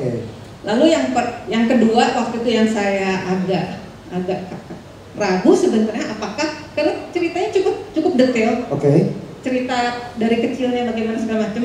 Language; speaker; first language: Indonesian; native; Indonesian